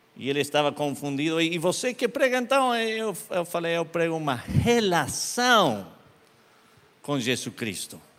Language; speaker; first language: Portuguese; non-native, learner; Spanish